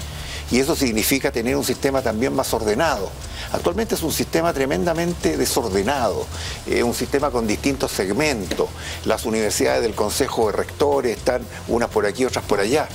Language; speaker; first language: Spanish; native; Spanish